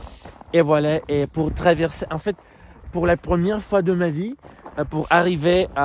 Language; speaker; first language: French; non-native, fluent; Russian